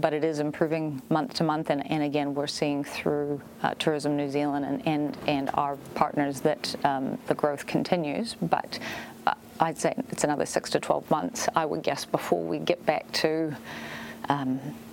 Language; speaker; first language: English; native; English